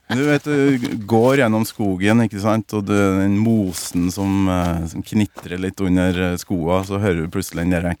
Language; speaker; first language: Norwegian; native; Norwegian